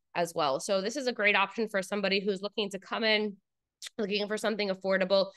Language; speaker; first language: English; native; English